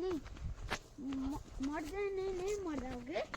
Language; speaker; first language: Hindi; non-native, local second language; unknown